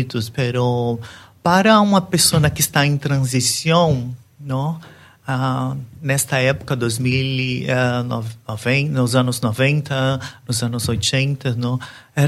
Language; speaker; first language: Spanish; non-native, learner; Portuguese